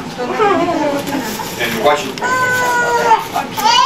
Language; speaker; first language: Spanish; non-native, learner; German